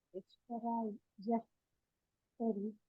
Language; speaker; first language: Arabic; non-native, learner; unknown